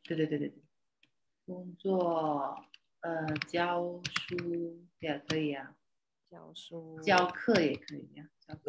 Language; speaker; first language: Chinese; non-native, fluent; Indonesian